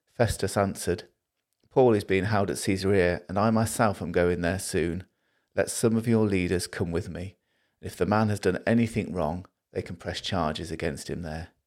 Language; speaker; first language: English; native; English